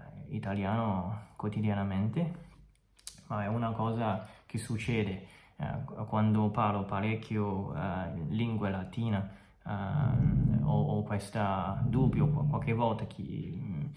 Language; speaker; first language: Italian; non-native, fluent; Chinese